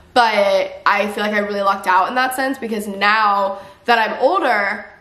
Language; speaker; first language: English; native; English